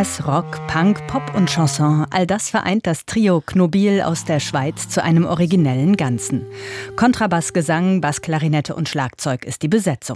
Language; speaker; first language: German; native; German